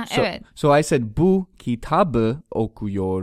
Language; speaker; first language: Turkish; non-native, fluent; English